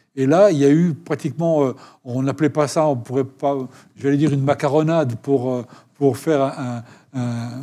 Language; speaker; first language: French; native; French